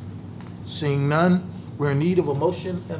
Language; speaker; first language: English; native; English